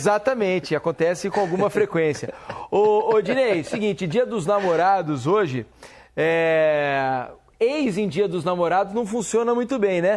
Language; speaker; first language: Portuguese; native; Portuguese